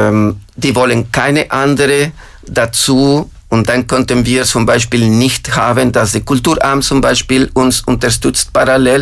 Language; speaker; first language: German; non-native, fluent; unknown